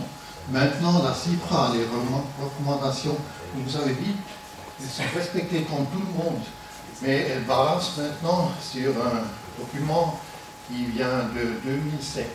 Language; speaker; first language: French; non-native, local second language; German